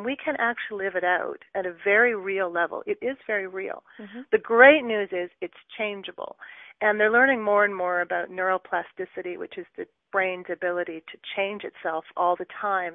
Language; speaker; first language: English; native; English